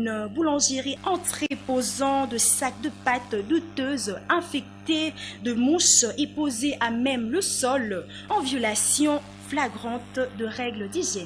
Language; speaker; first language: French; native; French